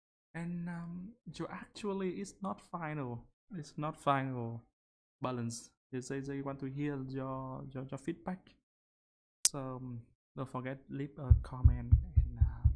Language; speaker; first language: English; non-native, learner; Vietnamese